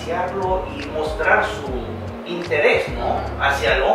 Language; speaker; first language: Spanish; non-native, fluent; Korean